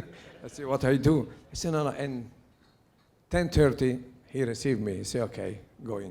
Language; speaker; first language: English; non-native, learner; Italian